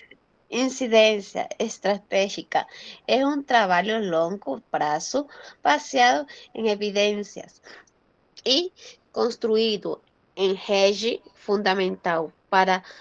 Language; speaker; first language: Portuguese; non-native, learner; Spanish